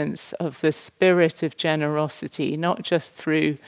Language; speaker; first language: English; native; English